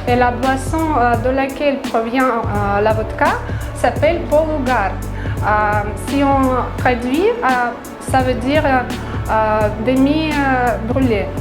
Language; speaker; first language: French; non-native, fluent; Russian